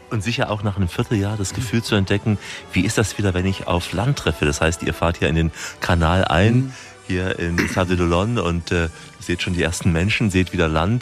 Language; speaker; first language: German; native; German